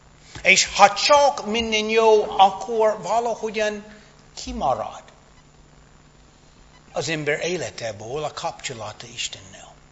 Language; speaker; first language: Hungarian; non-native, fluent; English